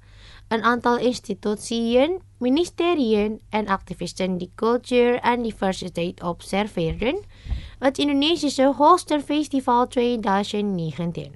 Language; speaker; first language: Dutch; non-native, learner; Indonesian